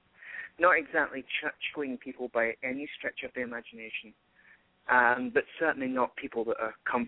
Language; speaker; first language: English; native; English